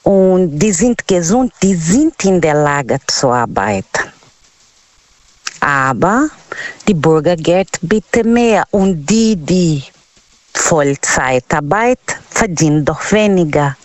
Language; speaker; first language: German; non-native, learner; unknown